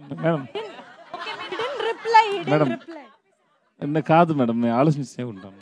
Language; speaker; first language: Telugu; non-native, learner; Tamil